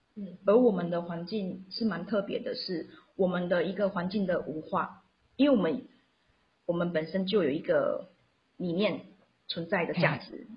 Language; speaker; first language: Chinese; non-native, local second language; Min Nan Chinese